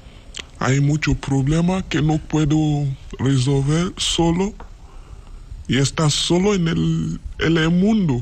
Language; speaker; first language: Spanish; non-native, learner; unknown